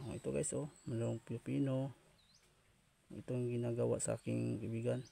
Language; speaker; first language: Filipino; non-native, local second language; Cebuano